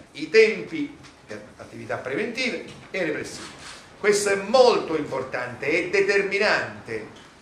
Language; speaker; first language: Italian; native; Italian